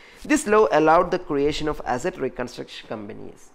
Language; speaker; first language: English; non-native, local second language; Malayalam